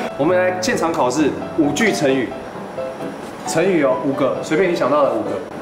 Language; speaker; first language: Chinese; native; Chinese